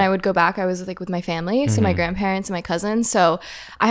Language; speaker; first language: English; early bilingual, other home language; French